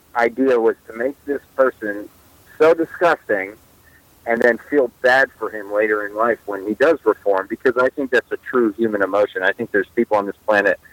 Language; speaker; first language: English; native; English